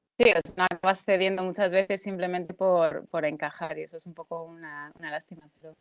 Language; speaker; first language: Spanish; early bilingual, other home language; Arabic